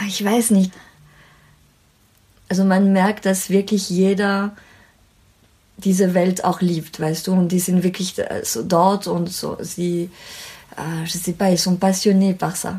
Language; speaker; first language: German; non-native, fluent; French